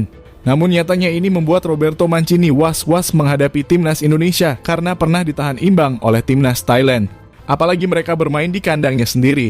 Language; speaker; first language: Indonesian; native; Indonesian